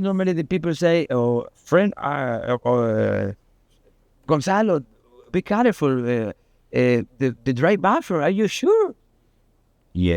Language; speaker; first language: English; non-native, learner; Spanish